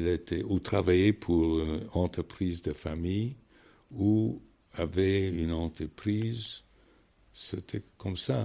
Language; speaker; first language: French; non-native, fluent; English